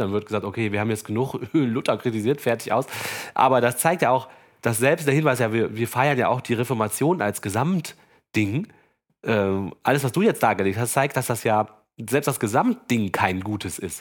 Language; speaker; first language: German; native; German